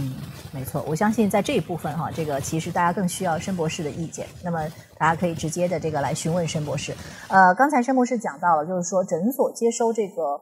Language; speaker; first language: Chinese; native; Chinese